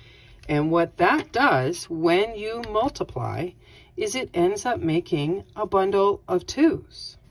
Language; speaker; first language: English; native; English